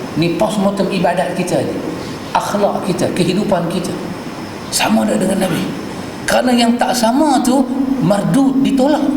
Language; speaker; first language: Malay; native; Malay